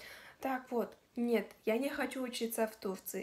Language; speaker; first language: Russian; non-native, local second language; Kazakh